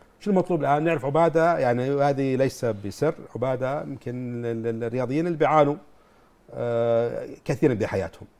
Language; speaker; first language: Arabic; native; Arabic